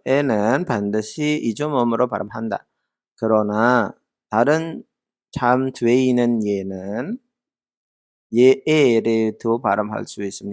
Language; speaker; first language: Korean; non-native, fluent; Indonesian